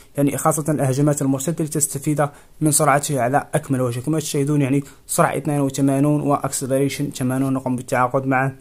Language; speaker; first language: Arabic; native; Arabic